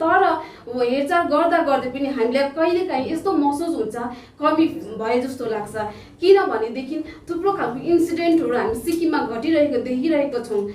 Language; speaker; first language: Nepali; native; Nepali